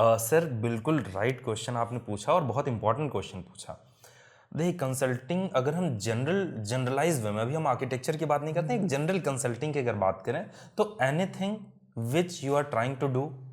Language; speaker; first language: Hindi; native; Hindi